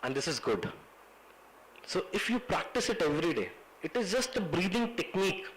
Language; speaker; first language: English; non-native, local second language; Hindi